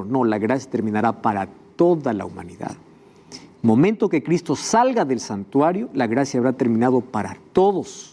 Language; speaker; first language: Spanish; native; Spanish